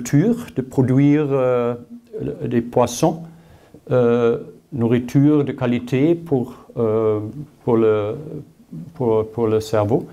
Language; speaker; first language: French; non-native, learner; German